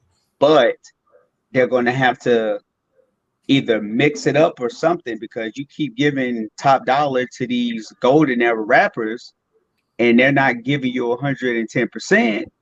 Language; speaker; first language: English; native; English